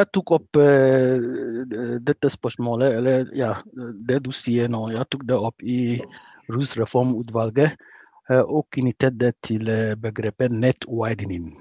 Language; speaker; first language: Norwegian; non-native, fluent; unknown